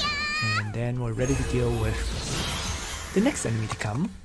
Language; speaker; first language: English; native; English